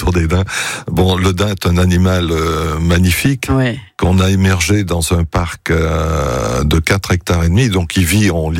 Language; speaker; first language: French; native; French